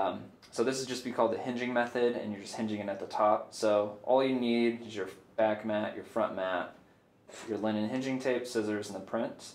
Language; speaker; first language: English; native; English